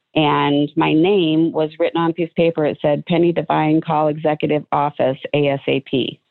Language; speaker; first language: English; native; English